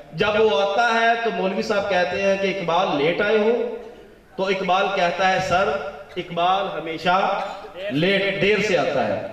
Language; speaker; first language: Urdu; non-native, local second language; Punjabi